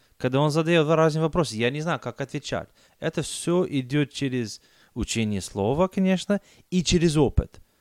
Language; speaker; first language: Russian; non-native, fluent; English